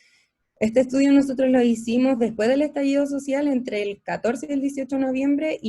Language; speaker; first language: Spanish; native; Spanish